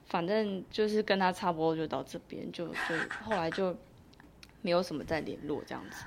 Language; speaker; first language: Chinese; native; Chinese